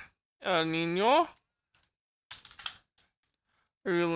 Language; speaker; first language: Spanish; non-native, learner; English